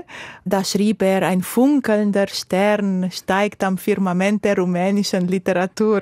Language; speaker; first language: German; non-native, local second language; Romanian